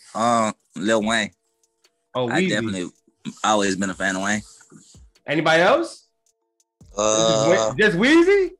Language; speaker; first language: English; native; English